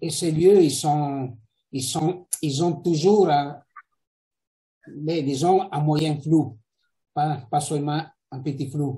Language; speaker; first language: French; non-native, fluent; Italian